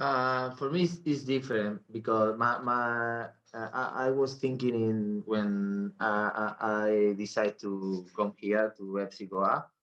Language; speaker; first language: English; non-native, learner; Spanish